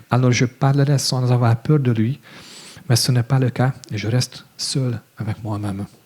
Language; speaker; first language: French; non-native, fluent; English